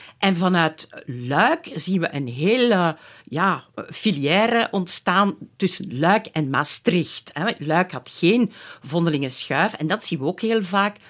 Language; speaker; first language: Dutch; native; Dutch